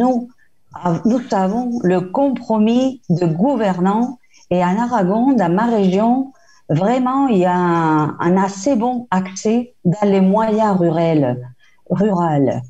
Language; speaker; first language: French; non-native, fluent; Spanish